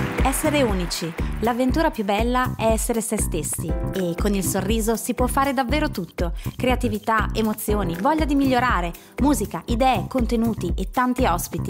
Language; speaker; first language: Italian; native; Italian